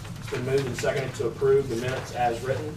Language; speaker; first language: English; native; English